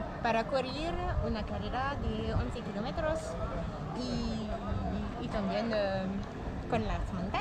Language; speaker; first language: Spanish; non-native, learner; French